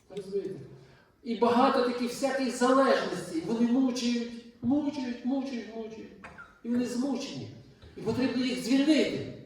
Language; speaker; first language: Ukrainian; native; Ukrainian